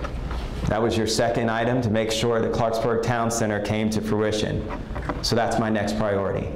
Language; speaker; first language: English; native; English